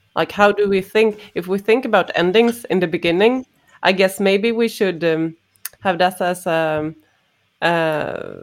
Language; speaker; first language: English; non-native, fluent; Swedish